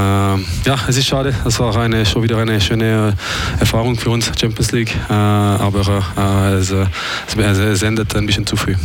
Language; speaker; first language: German; non-native, local second language; French